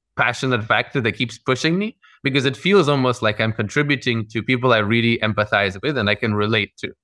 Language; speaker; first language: English; early bilingual, other home language; Russian